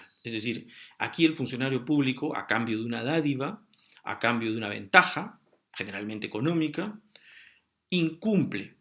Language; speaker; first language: Spanish; native; Spanish